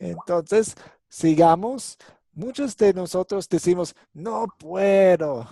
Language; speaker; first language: Spanish; non-native, fluent; English